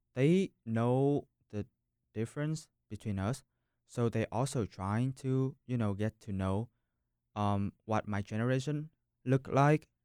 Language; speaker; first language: English; non-native, fluent; Vietnamese